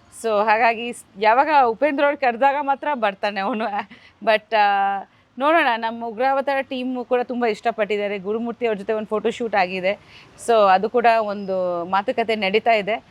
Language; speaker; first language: Kannada; non-native, fluent; Bangla